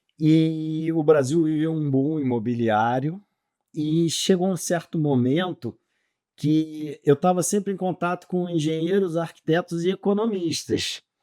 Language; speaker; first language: Portuguese; native; Portuguese